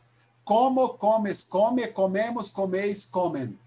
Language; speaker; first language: Spanish; non-native, learner; Portuguese